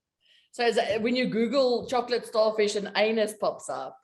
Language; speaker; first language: English; native; English